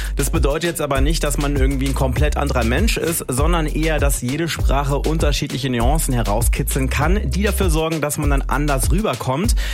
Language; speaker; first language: German; native; German